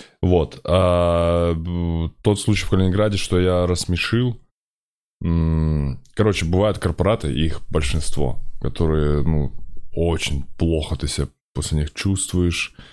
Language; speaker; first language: Russian; native; Russian